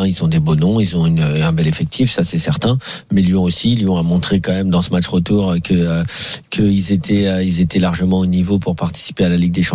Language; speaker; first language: French; native; French